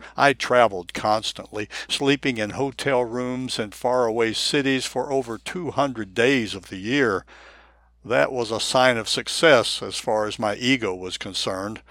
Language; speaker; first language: English; non-native, fluent; Japanese